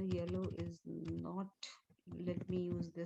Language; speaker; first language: English; non-native, local second language; Hindi